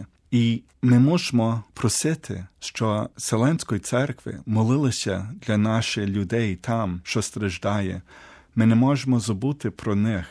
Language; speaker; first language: Ukrainian; early bilingual, heritage; Ukrainian